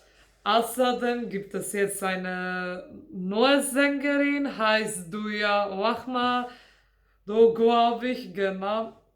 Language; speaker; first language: German; non-native, fluent; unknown